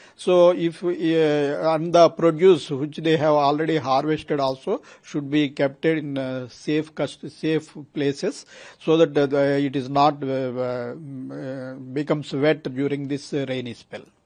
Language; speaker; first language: English; non-native, local second language; Telugu